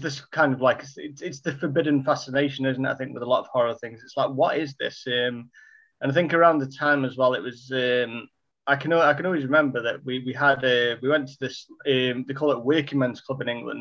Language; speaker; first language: English; native; English